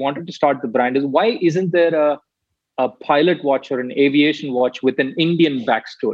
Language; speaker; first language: English; non-native, local second language; Tamil